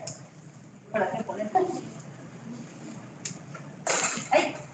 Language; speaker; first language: Spanish; native; Spanish